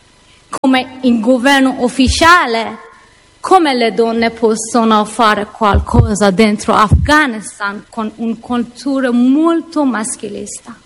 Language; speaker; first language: Italian; non-native, learner; Persian